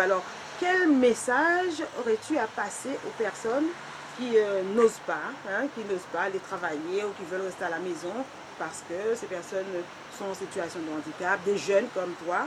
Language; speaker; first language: French; native; French